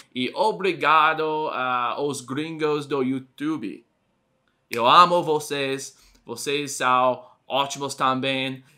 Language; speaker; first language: Portuguese; non-native, learner; English